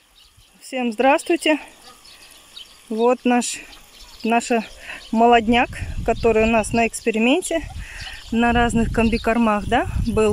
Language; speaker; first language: Russian; native; Russian